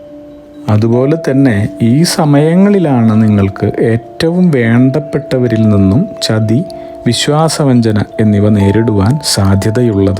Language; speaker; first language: Malayalam; native; Malayalam